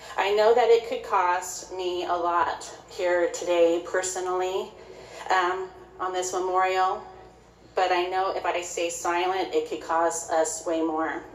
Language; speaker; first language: English; native; English